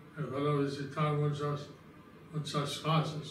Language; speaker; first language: Spanish; non-native, learner; English